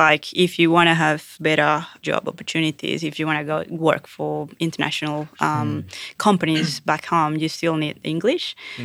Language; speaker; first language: English; non-native, fluent; Spanish